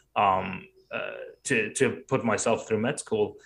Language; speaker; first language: English; non-native, fluent; Arabic